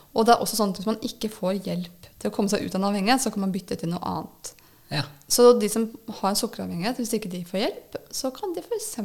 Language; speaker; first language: Norwegian; native; Norwegian